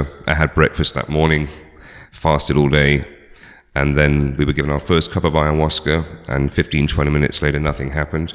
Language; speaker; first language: English; native; English